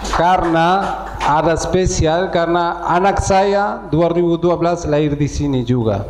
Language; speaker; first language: Indonesian; non-native, fluent; Spanish